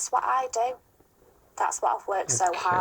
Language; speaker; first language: English; native; English